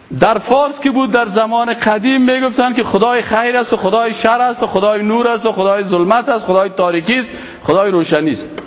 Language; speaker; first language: Persian; native; Persian